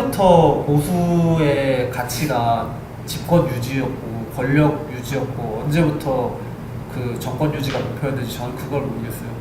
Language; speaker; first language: Korean; native; Korean